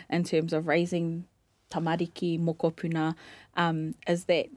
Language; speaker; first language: English; native; English